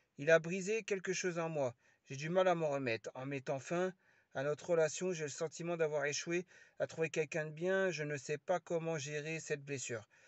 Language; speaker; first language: French; early bilingual, other home language; Lingala